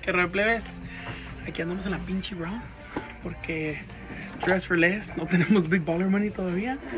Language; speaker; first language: Spanish; early bilingual, heritage; Spanish